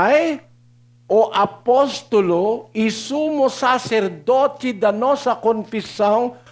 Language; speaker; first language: Portuguese; non-native, learner; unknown